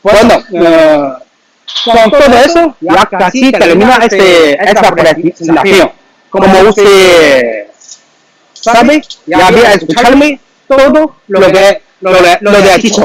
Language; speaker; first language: Spanish; non-native, learner; Chinese